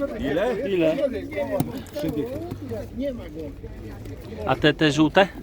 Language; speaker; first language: Polish; native; Polish